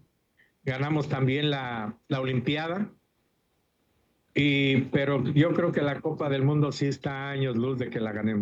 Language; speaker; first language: Spanish; native; Spanish